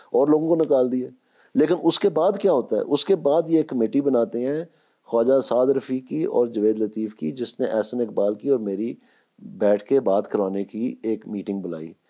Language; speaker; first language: Urdu; non-native, local second language; Punjabi